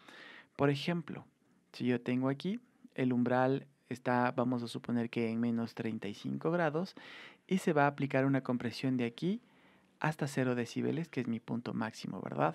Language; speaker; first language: Spanish; native; Spanish